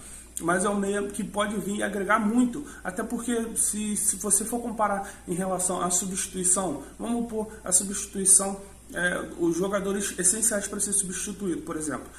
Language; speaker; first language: Portuguese; native; Portuguese